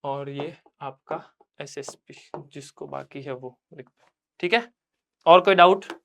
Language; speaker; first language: Hindi; non-native, local second language; Gujarati